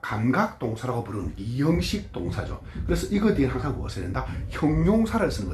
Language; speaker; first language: Korean; native; Korean